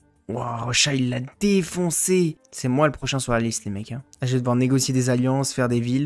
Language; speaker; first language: French; native; French